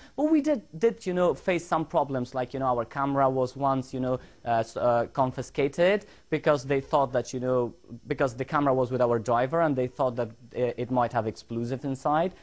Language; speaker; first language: English; non-native, fluent; Persian